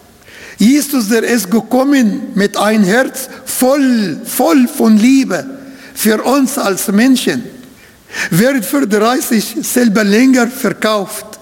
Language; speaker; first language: German; non-native, fluent; Arabic